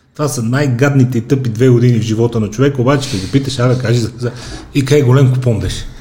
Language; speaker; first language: Bulgarian; native; Bulgarian